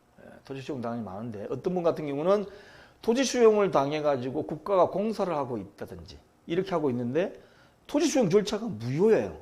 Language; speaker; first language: Korean; native; Korean